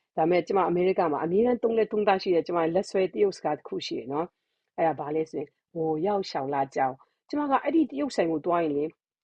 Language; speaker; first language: Burmese; native; Burmese